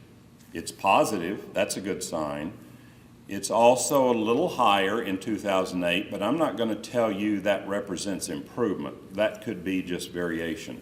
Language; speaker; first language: English; native; English